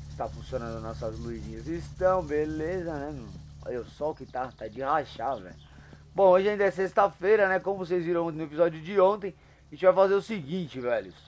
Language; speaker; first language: Portuguese; native; Portuguese